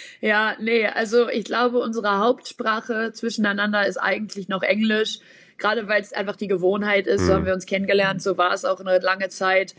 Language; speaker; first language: German; native; German